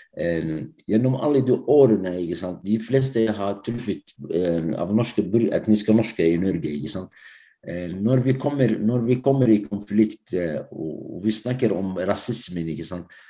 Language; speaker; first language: Norwegian; non-native, fluent; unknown